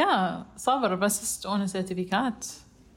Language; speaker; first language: German; non-native, learner; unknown